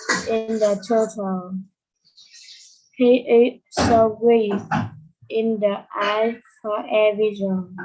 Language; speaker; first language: English; non-native, learner; Vietnamese